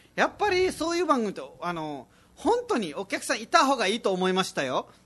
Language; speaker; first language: Japanese; non-native, fluent; Nepali